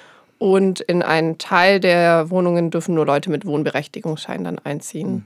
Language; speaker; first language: German; native; German